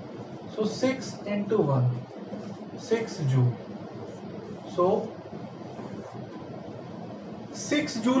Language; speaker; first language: English; non-native, local second language; Hindi